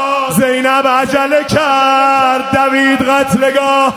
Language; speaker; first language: Persian; native; Persian